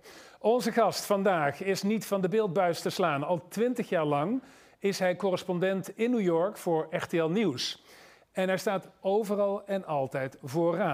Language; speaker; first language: Dutch; native; Dutch